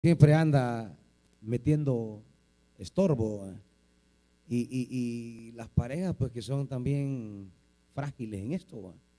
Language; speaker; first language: Spanish; native; Spanish